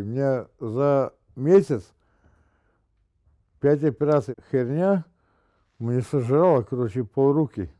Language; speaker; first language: Russian; native; Russian